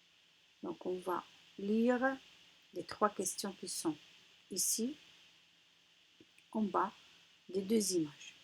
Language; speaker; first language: French; non-native, local second language; Arabic